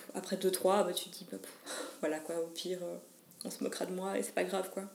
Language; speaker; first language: French; native; French